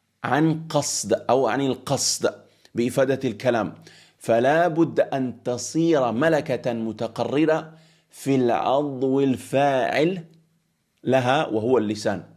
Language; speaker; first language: Arabic; non-native, fluent; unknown